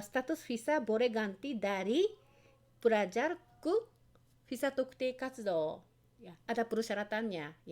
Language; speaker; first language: Indonesian; non-native, fluent; Japanese